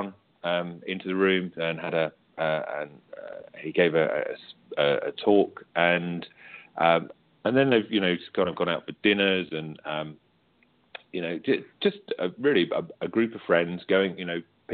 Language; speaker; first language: English; native; English